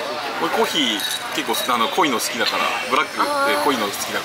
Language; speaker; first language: Japanese; native; Japanese